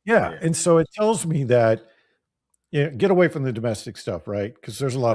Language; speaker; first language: English; native; English